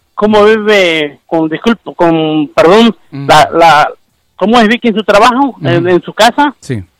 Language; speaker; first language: Spanish; non-native, local second language; Mixtepec Mixtec